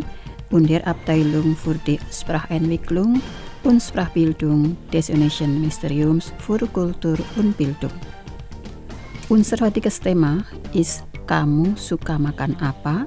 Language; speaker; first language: German; non-native, fluent; Indonesian